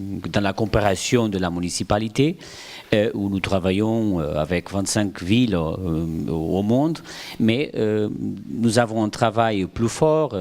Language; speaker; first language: French; non-native, fluent; Portuguese